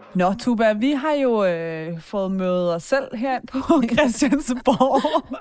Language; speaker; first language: Danish; early bilingual, other home language; Persian